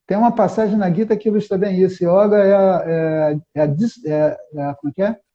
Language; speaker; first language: Portuguese; native; Portuguese